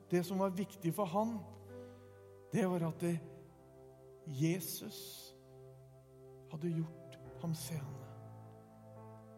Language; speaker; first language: Norwegian; native; Norwegian